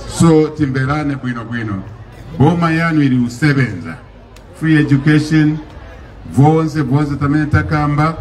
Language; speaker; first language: Nyanja; non-native, local second language; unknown